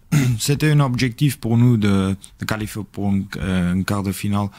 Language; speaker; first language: French; non-native, learner; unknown